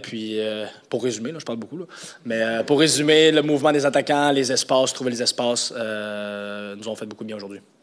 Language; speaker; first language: French; native; French